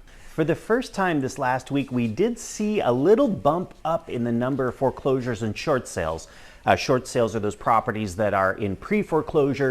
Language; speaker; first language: English; native; English